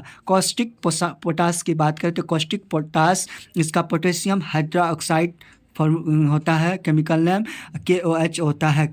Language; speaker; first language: Hindi; native; Hindi